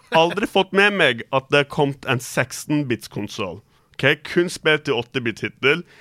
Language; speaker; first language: Norwegian; early bilingual, other home language; Turkish